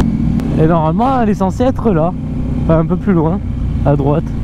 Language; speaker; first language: French; native; French